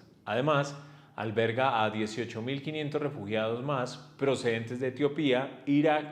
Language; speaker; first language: Spanish; native; Spanish